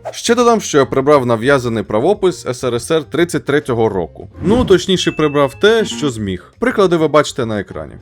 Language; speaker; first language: Ukrainian; non-native, local second language; Russian